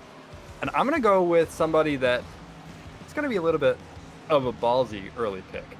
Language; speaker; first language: English; native; English